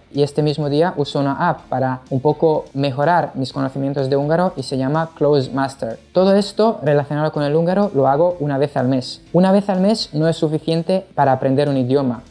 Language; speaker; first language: Spanish; non-native, fluent; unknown